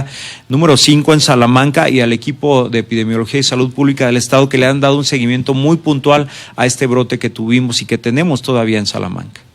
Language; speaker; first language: Spanish; native; Spanish